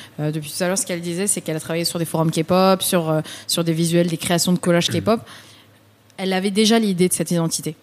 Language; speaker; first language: French; early bilingual, other home language; Vietnamese